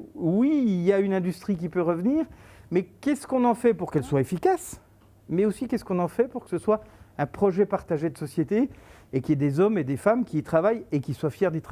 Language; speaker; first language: French; native; French